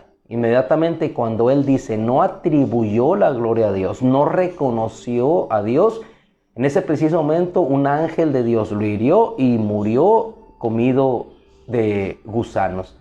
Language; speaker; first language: Spanish; native; Spanish